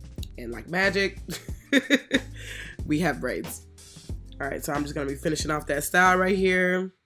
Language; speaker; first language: English; native; English